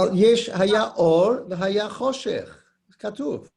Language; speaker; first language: Hebrew; non-native, learner; English